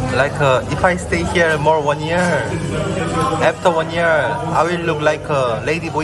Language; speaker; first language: English; non-native, learner; Korean